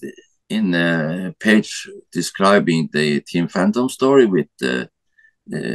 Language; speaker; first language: English; non-native, learner; Norwegian